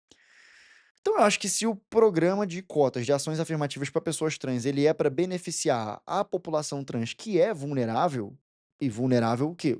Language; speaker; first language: Portuguese; native; Portuguese